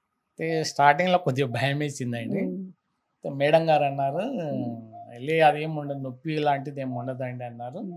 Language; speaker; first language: Telugu; native; Telugu